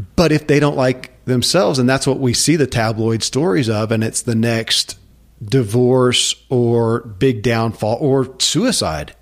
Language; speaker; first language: English; native; English